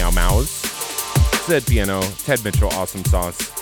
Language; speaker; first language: English; native; English